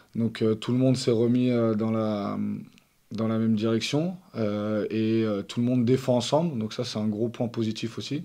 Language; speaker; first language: French; native; French